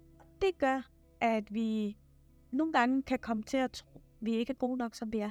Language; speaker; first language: Danish; native; Danish